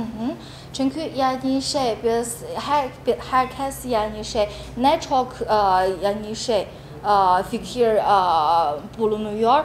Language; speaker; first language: Turkish; non-native, learner; Chinese